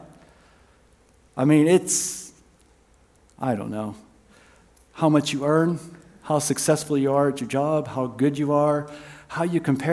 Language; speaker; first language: English; native; English